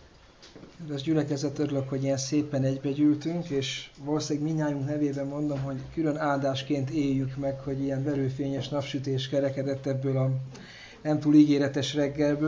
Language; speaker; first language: Hungarian; native; Hungarian